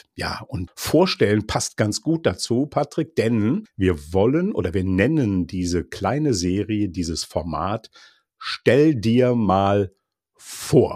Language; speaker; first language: German; native; German